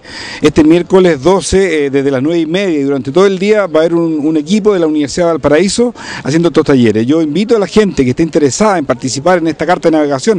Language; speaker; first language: Spanish; native; Spanish